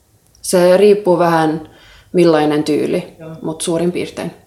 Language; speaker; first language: Finnish; non-native, local second language; Swedish